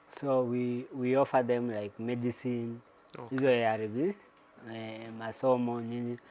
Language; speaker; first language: Swahili; non-native, local second language; Kamba